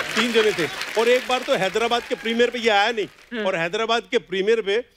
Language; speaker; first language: Hindi; native; Hindi